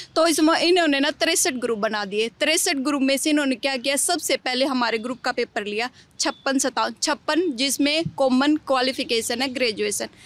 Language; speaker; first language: Hindi; native; Hindi